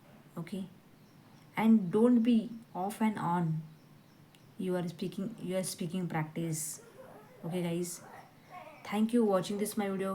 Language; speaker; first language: English; non-native, learner; Hindi